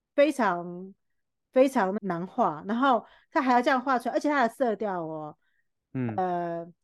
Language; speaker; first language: Chinese; native; Chinese